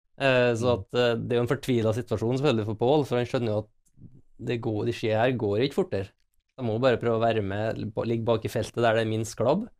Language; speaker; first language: Norwegian; native; Norwegian